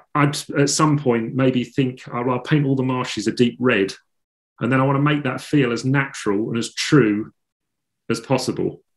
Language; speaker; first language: English; native; English